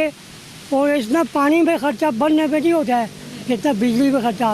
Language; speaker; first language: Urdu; non-native, local second language; Northern Hindko